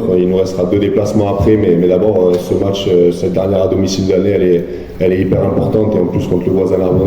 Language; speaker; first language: French; native; French